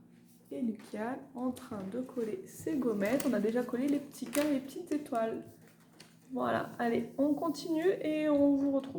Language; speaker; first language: French; native; French